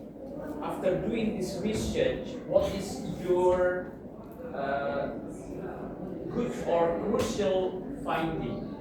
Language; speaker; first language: English; non-native, fluent; Indonesian